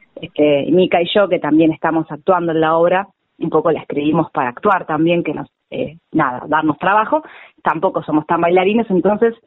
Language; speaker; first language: Spanish; native; Spanish